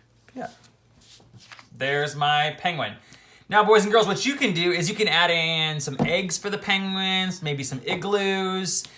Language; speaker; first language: English; native; English